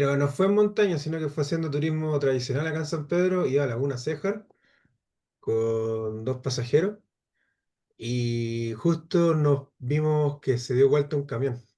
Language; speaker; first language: Spanish; native; Spanish